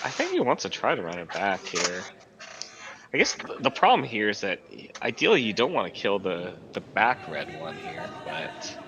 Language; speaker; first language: English; native; English